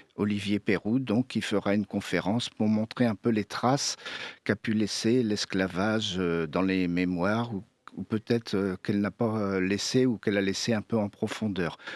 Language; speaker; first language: French; native; French